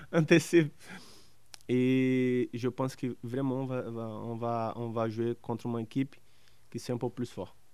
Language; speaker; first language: French; non-native, learner; Portuguese